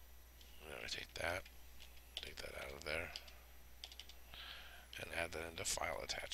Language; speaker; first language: English; native; English